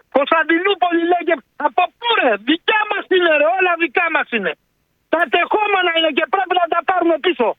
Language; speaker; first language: Greek; native; Greek